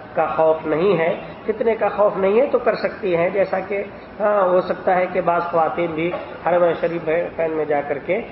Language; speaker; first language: Urdu; native; Urdu